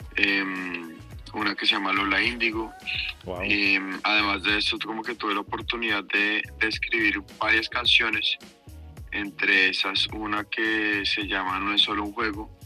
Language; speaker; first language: Spanish; native; Spanish